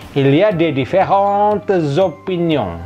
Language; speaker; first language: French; non-native, fluent; Indonesian